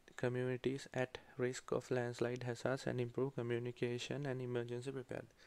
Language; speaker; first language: English; non-native, local second language; Sinhala